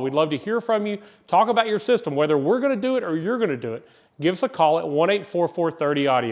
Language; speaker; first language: English; native; English